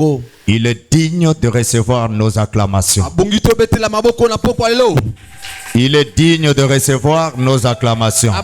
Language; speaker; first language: French; non-native, local second language; Lingala